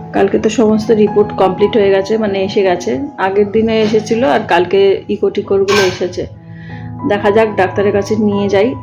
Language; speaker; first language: Bangla; native; Bangla